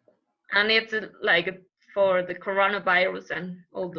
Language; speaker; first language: English; non-native, learner; Spanish